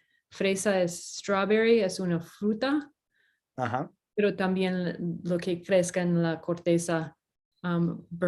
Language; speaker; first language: Spanish; non-native, fluent; English